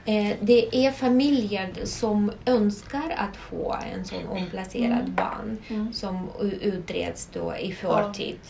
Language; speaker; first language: Swedish; non-native, fluent; Russian